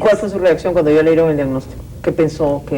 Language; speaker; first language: Spanish; native; Spanish